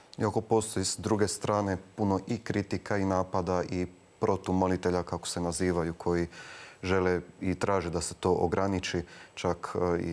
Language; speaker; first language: Croatian; native; Croatian